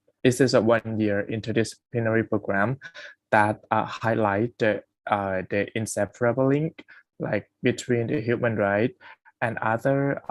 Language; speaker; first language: English; non-native, fluent; Thai